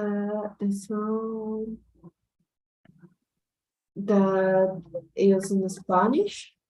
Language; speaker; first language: English; non-native, learner; Spanish